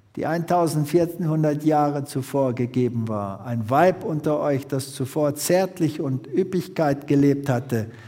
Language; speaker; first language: German; native; German